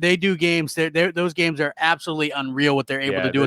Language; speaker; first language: English; native; English